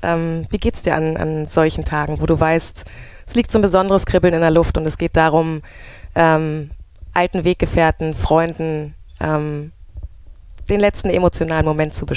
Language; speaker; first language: German; native; German